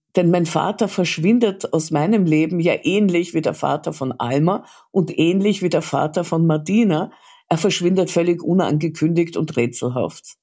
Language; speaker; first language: German; early bilingual, other home language; Russian